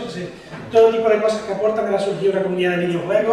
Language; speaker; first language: Spanish; native; Spanish